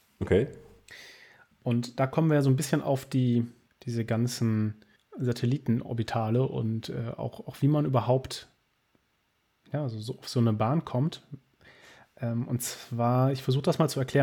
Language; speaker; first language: German; native; German